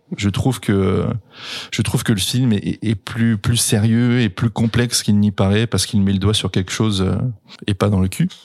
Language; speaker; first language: French; native; French